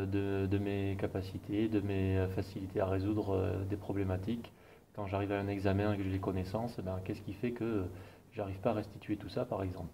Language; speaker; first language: French; native; French